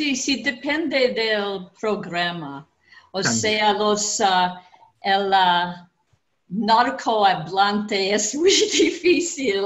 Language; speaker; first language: Spanish; non-native, learner; English